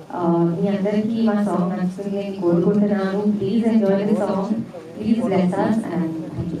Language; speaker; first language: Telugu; non-native, learner; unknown